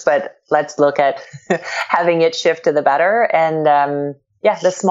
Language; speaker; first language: English; non-native, fluent; French